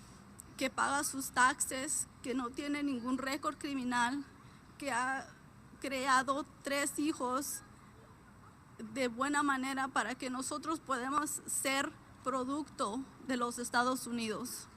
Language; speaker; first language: Spanish; early bilingual, heritage; Spanish